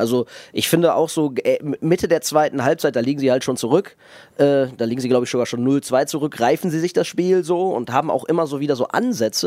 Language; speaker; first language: German; native; German